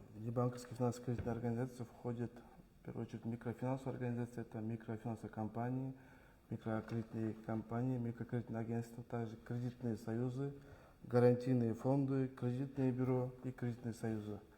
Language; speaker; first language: Russian; non-native, local second language; Kyrgyz